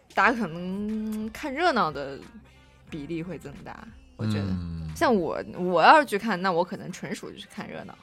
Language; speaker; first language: Chinese; native; Chinese